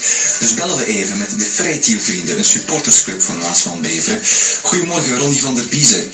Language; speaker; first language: Dutch; native; Dutch